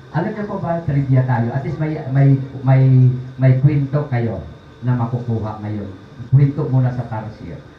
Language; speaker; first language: Filipino; non-native, local second language; Cebuano